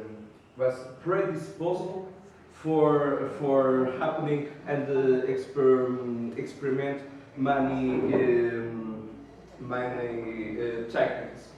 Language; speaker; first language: English; non-native, learner; Portuguese